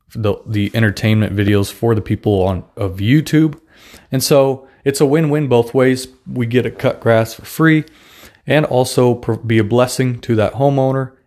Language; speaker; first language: English; non-native, fluent; Russian